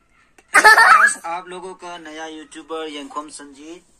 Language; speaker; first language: Hindi; non-native, local second language; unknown